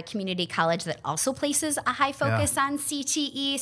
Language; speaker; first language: English; native; English